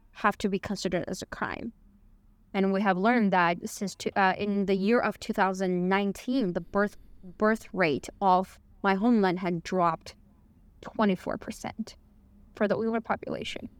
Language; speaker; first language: English; non-native, fluent; Chinese